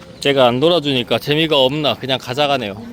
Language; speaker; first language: Korean; native; Korean